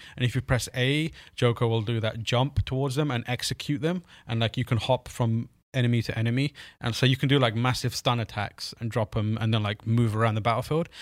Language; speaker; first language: English; native; English